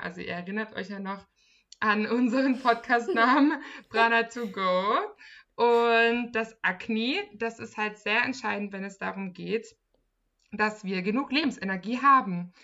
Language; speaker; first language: German; native; German